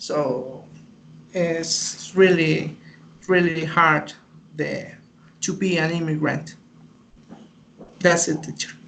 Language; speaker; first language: English; non-native, learner; Spanish